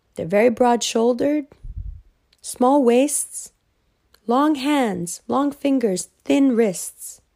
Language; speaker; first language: English; early bilingual, other home language; Hindi